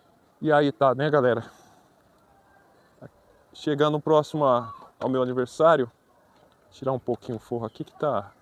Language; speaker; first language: Portuguese; native; Portuguese